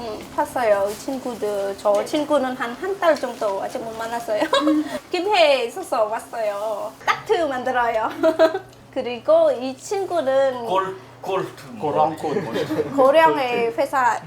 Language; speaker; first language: Korean; non-native, learner; Khmer